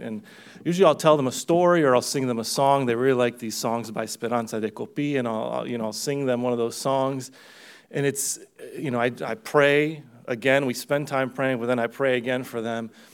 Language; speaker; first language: English; early bilingual, other home language; Romanian